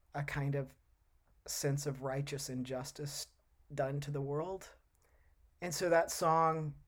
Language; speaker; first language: English; native; English